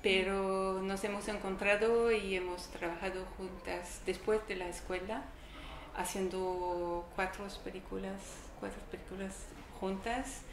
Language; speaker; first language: Spanish; non-native, learner; French